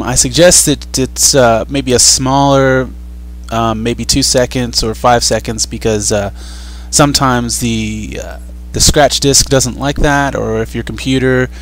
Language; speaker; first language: English; native; English